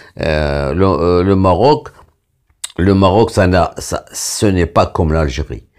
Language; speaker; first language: French; non-native, local second language; Arabic